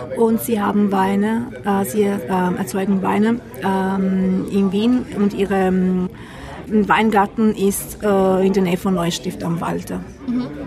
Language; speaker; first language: German; non-native, fluent; Italian